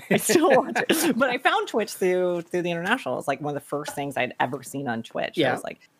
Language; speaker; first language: English; native; English